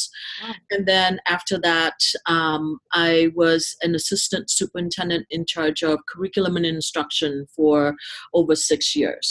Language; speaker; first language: English; non-native, fluent; Vietnamese